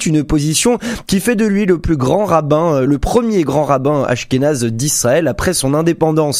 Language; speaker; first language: French; native; French